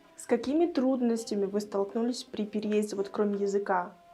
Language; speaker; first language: Russian; native; Russian